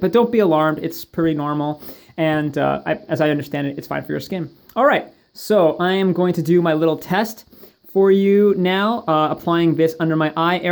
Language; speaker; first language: English; native; English